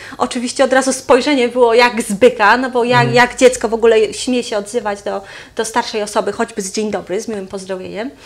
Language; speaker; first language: Polish; native; Polish